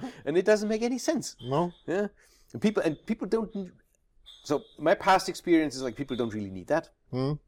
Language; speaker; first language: English; non-native, fluent; German